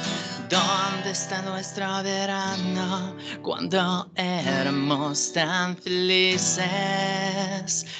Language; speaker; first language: Spanish; non-native, learner; Russian